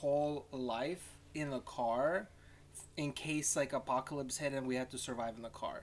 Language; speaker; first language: English; non-native, fluent; Lithuanian